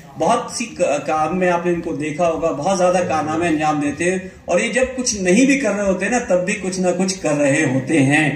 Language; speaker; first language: Urdu; native; Urdu